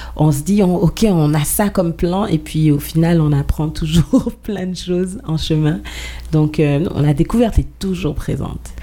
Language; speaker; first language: French; native; French